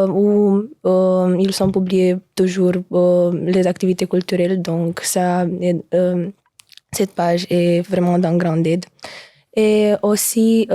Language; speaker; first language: French; non-native, learner; Romanian